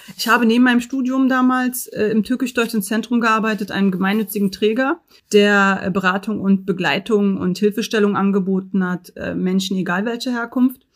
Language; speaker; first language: German; early bilingual, other home language; Turkish